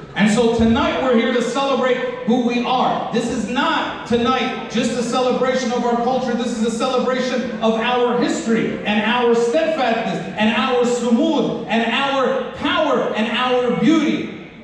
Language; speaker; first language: English; native; English